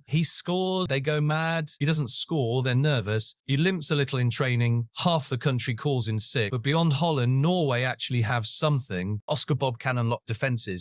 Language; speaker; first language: English; native; English